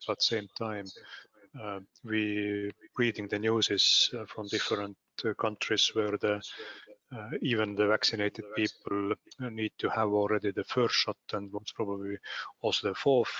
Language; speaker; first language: English; non-native, fluent; Estonian